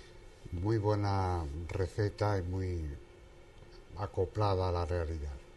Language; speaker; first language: Spanish; native; Spanish